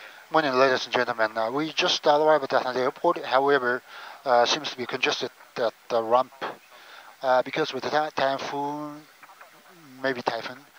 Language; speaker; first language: English; non-native, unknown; Japanese